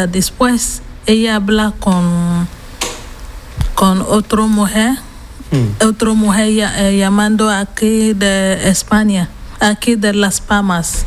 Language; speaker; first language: Spanish; non-native, learner; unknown